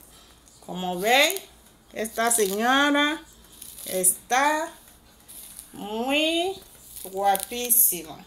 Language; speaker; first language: Spanish; non-native, learner; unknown